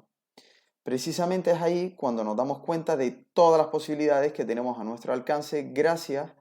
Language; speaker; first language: Spanish; native; Spanish